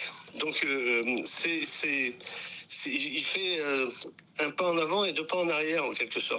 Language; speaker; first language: French; native; French